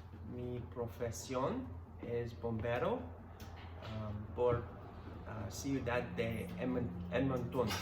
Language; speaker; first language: Spanish; non-native, learner; English